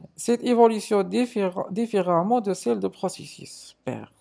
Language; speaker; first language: French; non-native, local second language; Arabic